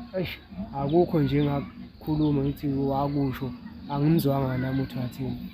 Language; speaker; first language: Zulu; native; Zulu